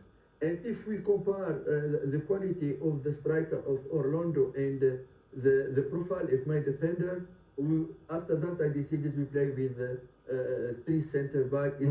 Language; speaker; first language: English; non-native, learner; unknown